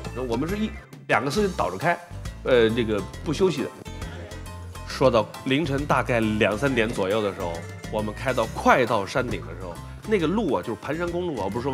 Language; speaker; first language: Chinese; native; Chinese